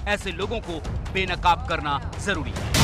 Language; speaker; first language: Hindi; native; Hindi